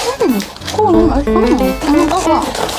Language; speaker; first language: Chinese; non-native, learner; Korean